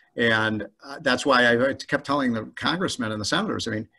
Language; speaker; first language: English; native; English